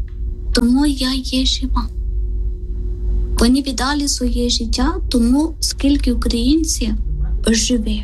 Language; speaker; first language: Ukrainian; non-native, learner; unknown